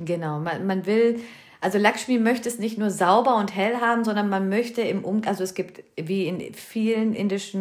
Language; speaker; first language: German; early bilingual, other home language; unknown